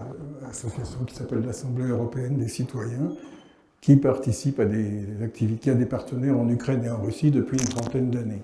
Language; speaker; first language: French; native; French